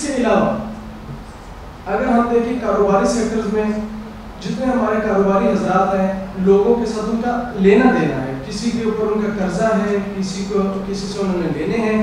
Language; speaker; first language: Urdu; non-native, local second language; Pashto